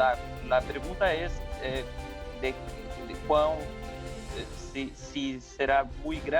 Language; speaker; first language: Spanish; non-native, fluent; Portuguese